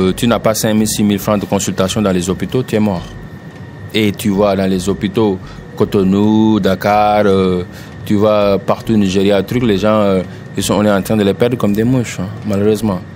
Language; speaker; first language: French; non-native, local second language; Wolof